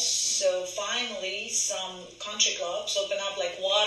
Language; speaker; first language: English; non-native, fluent; Ukrainian